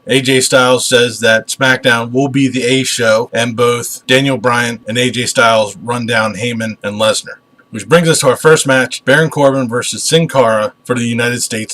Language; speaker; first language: English; native; English